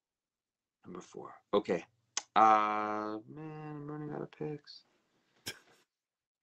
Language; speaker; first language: English; native; English